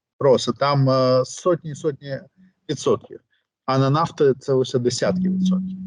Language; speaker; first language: Ukrainian; native; Ukrainian